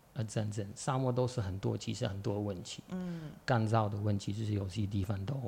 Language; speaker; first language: Chinese; non-native, fluent; Arabic